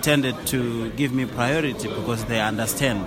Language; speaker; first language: English; non-native, local second language; Shona